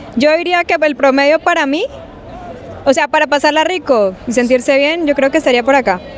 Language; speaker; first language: Spanish; native; Spanish